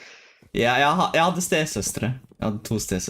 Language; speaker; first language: Norwegian; native; Norwegian